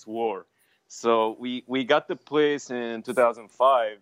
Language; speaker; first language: English; non-native, fluent; Armenian